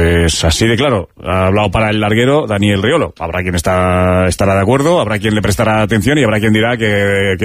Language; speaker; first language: Spanish; native; Spanish